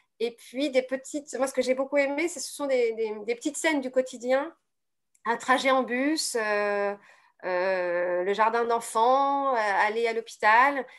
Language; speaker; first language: French; native; French